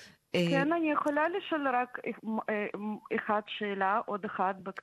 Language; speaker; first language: Hebrew; non-native, fluent; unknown